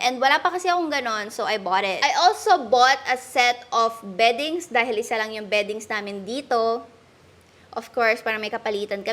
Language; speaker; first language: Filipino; native; Filipino